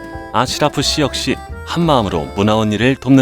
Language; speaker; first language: Korean; native; Korean